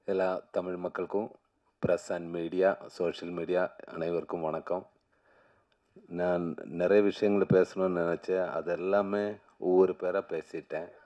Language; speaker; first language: Tamil; non-native, learner; Malayalam